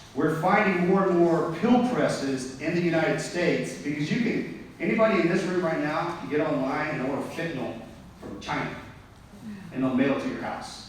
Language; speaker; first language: English; native; English